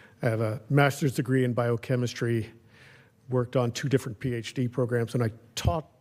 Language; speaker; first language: English; native; English